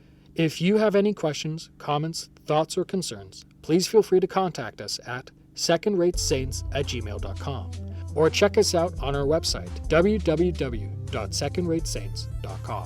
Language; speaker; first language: English; native; English